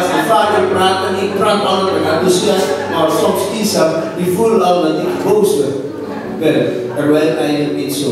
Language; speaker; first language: Dutch; non-native, fluent; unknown